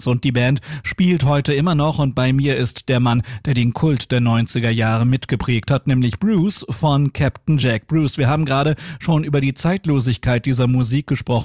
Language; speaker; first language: German; native; German